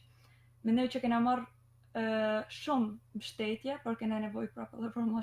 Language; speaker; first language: Albanian; native; Albanian